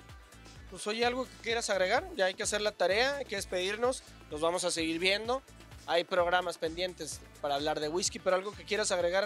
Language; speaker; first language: Spanish; native; Spanish